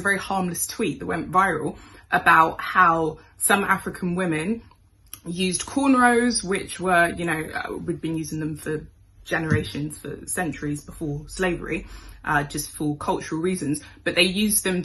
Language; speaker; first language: English; native; English